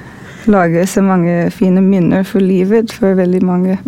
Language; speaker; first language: Norwegian; non-native, fluent; English